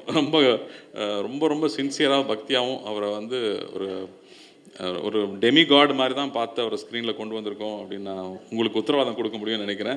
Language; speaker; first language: Tamil; native; Tamil